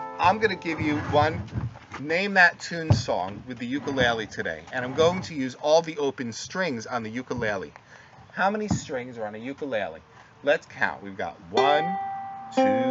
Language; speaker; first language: English; native; English